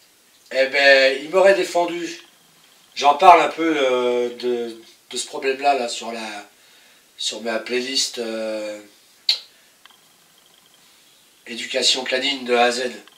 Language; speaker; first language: French; native; French